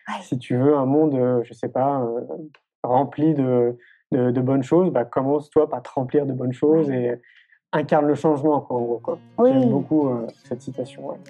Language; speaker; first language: French; native; French